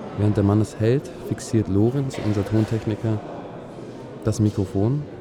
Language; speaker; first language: German; native; German